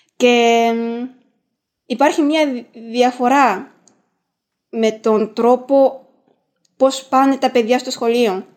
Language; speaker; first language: Greek; non-native, fluent; Japanese